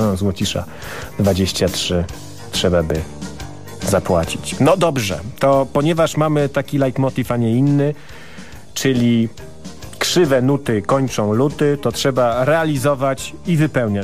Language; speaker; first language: Polish; native; Polish